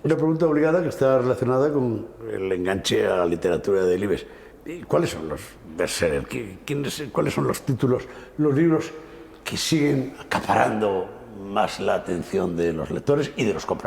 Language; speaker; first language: Spanish; native; Spanish